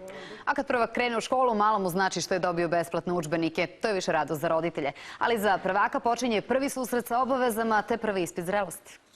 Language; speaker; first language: Serbian; native; Serbian